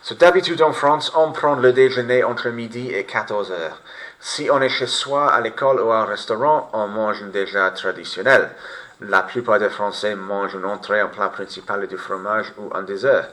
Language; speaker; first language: French; non-native, fluent; English